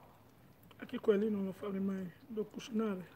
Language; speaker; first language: Italian; non-native, learner; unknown